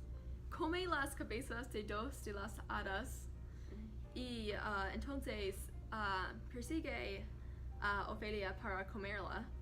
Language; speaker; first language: Spanish; non-native, learner; English